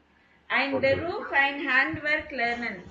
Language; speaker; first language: German; non-native, fluent; Tamil